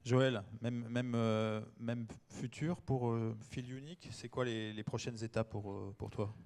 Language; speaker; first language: French; native; French